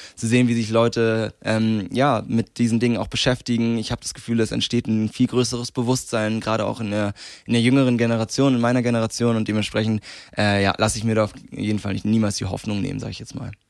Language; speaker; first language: German; native; German